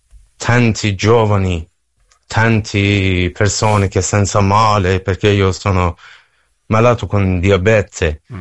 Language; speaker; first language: Italian; non-native, learner; Persian